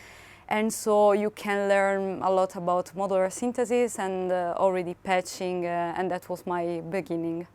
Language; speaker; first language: English; non-native, fluent; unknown